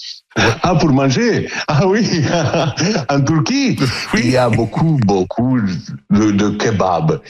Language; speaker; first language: French; non-native, fluent; Italian